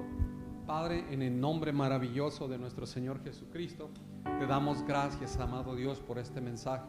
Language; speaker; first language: Spanish; native; Spanish